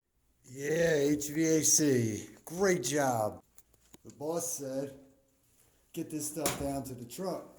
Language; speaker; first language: English; native; English